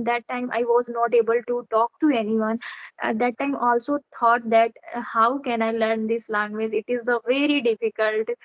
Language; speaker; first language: English; non-native, learner; Odia